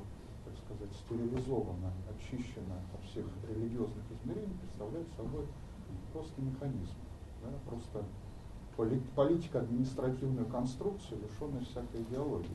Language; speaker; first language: Russian; native; Russian